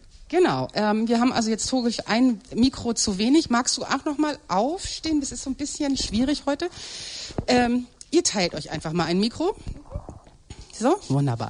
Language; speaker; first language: German; native; German